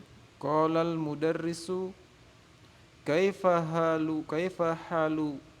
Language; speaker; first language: Arabic; non-native, learner; Indonesian